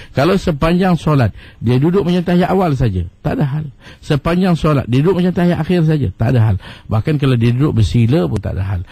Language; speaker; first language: Malay; native; Malay